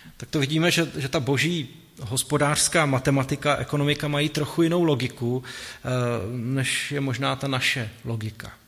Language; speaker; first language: Czech; native; Czech